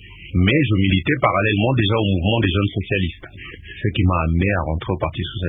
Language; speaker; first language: French; non-native, local second language; Lingala